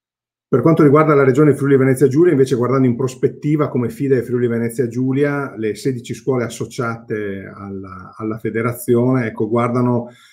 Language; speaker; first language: Italian; native; Italian